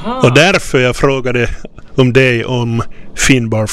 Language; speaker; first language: Swedish; non-native, local second language; Finnish